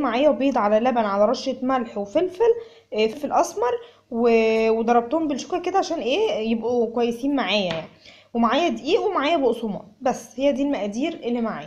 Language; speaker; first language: Arabic; native; Arabic